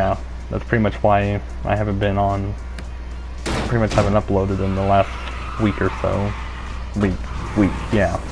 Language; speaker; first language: English; native; English